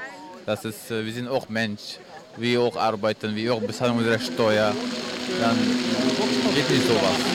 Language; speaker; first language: German; non-native, learner; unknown